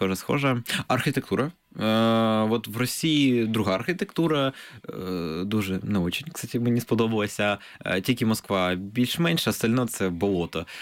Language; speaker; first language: Ukrainian; non-native, local second language; Russian